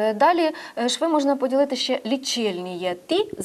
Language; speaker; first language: Ukrainian; native; Ukrainian